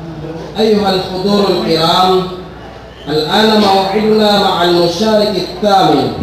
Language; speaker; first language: Arabic; non-native, learner; Maranao